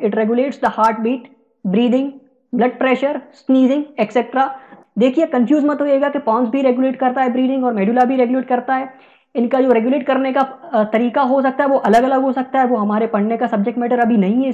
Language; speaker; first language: Hindi; native; Hindi